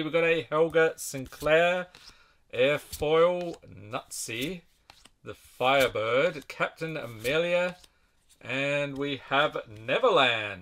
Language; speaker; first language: English; native; English